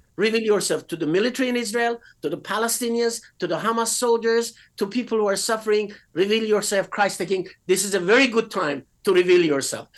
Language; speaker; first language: English; non-native, fluent; Persian